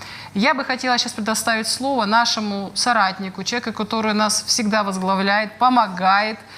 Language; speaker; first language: Russian; native; Russian